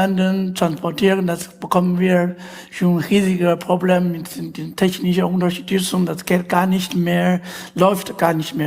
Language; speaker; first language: German; non-native, learner; Chinese